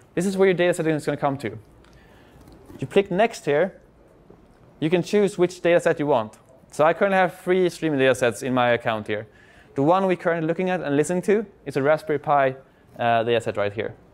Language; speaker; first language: English; non-native, fluent; Swedish